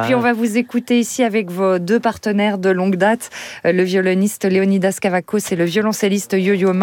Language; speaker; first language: French; native; French